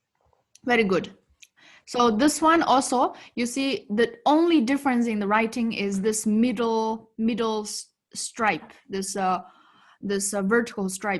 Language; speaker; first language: English; non-native, fluent; Tibetan